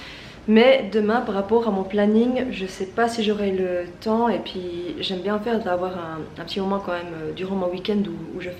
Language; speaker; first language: French; native; French